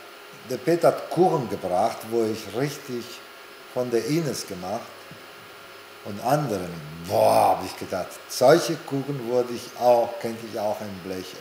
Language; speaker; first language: German; non-native, fluent; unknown